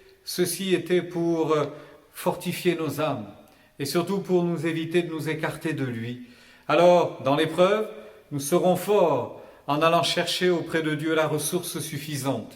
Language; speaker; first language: French; native; French